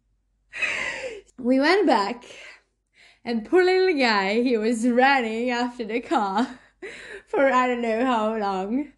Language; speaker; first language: English; non-native, fluent; Slovenian